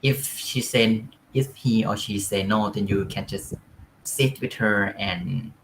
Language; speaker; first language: English; non-native, fluent; Thai